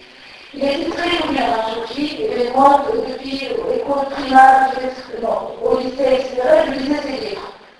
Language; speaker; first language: French; non-native, fluent; Turkish